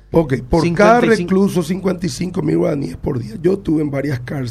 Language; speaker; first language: Spanish; native; Spanish